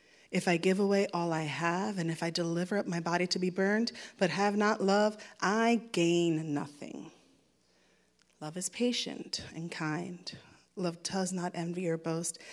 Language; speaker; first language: English; native; English